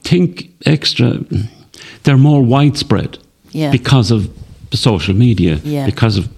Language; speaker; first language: English; native; English